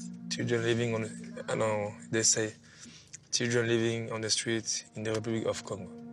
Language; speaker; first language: English; non-native, fluent; Lingala